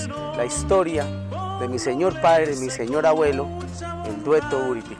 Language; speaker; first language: Spanish; native; Spanish